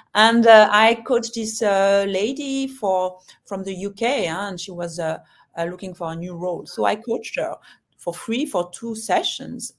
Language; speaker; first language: English; non-native, fluent; French